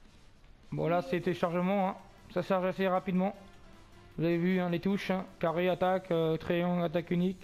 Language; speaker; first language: French; native; French